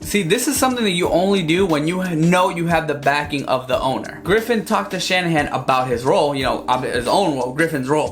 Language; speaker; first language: English; native; English